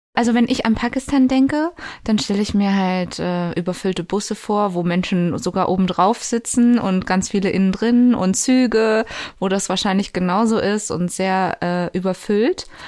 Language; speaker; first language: German; native; German